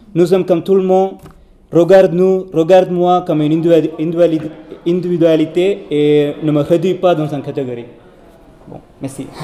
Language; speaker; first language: French; non-native, learner; Tamil